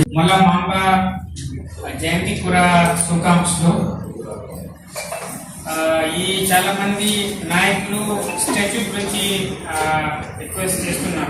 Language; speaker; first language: Telugu; non-native, learner; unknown